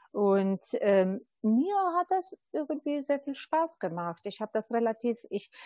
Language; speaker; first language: German; non-native, fluent; Albanian